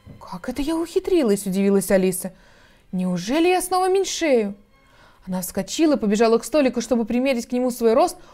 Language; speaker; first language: Russian; native; Russian